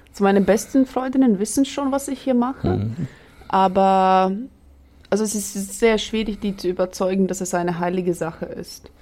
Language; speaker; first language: German; non-native, fluent; Latvian